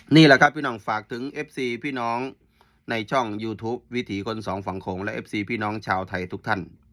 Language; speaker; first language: Thai; native; Thai